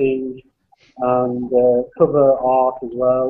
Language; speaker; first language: English; native; English